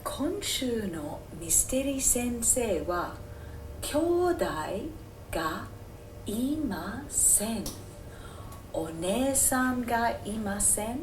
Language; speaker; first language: Japanese; non-native, fluent; English